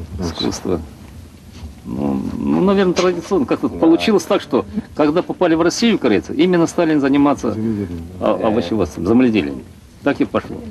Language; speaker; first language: Russian; native; Russian